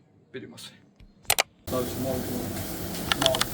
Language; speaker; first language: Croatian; non-native, learner; Nepali